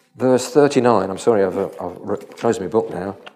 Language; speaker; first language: English; native; English